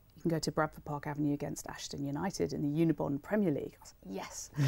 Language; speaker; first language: English; native; English